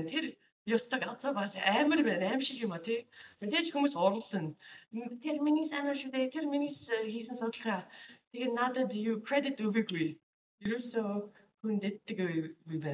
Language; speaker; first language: Mongolian; non-native, fluent; English